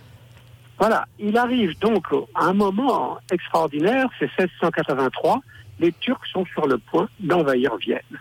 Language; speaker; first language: French; native; French